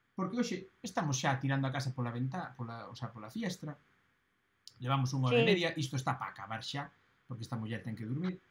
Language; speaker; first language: Galician; native; Galician